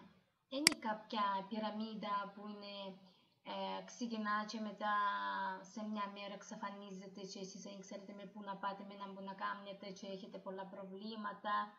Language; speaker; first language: Greek; non-native, learner; Russian